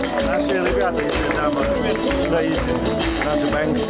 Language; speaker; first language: Russian; non-native, local second language; Kyrgyz